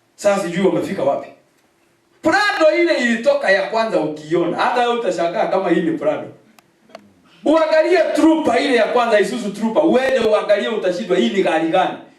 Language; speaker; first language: Swahili; non-native, local second language; Kikuyu